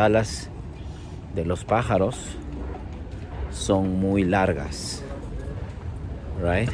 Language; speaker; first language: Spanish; early bilingual, heritage; Spanish